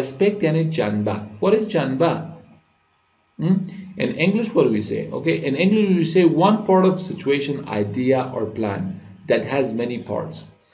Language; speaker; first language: English; non-native, fluent; Persian